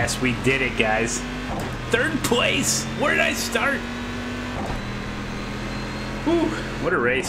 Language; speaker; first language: English; native; English